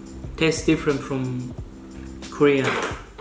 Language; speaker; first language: English; non-native, fluent; Korean